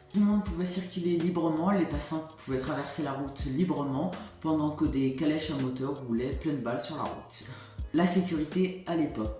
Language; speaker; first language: French; native; French